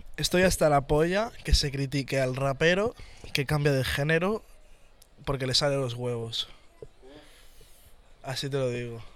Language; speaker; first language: Spanish; native; Spanish